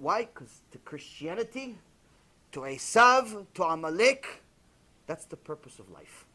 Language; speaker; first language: English; native; English